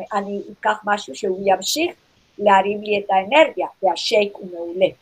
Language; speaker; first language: Hebrew; non-native, fluent; English